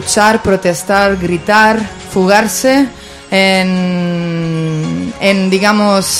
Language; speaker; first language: Spanish; native; Spanish